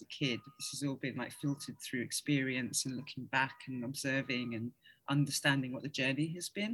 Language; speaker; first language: English; native; English